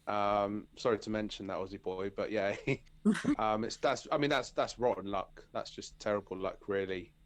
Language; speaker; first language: English; native; English